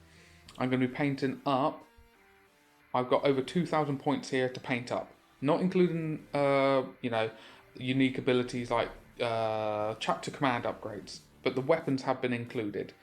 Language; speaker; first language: English; native; English